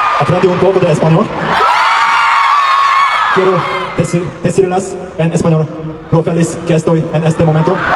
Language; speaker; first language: Spanish; non-native, learner; Korean